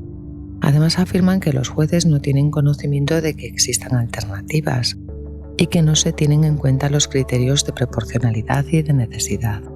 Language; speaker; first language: Spanish; native; Spanish